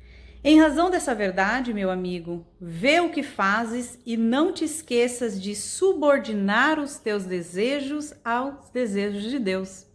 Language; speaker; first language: Portuguese; native; Portuguese